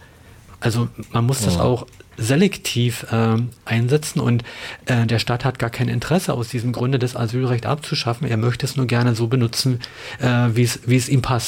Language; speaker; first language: German; native; German